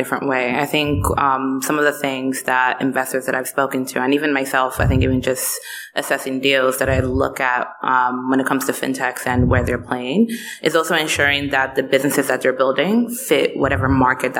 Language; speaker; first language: English; non-native, local second language; Igbo